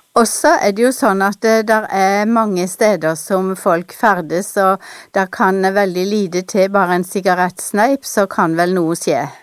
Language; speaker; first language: Norwegian; native; Norwegian